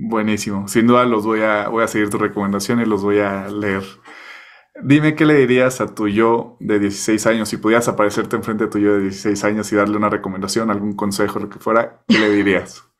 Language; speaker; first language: Spanish; native; Spanish